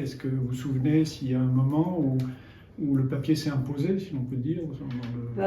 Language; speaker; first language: French; native; French